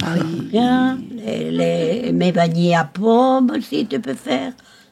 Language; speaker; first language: French; non-native, local second language; Spanish